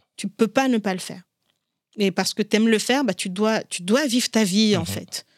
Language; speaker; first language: French; non-native, local second language; Ngazidja Comorian